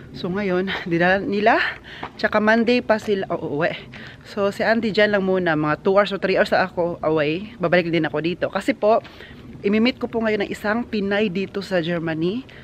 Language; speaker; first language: Filipino; non-native, local second language; Cebuano